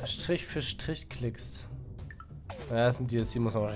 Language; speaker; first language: German; native; German